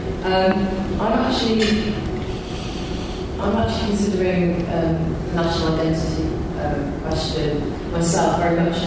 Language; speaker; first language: English; native; English